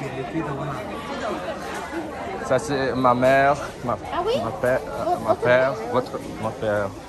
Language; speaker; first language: French; non-native, learner; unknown